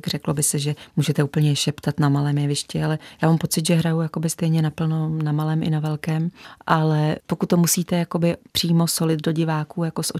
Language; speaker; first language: Czech; native; Czech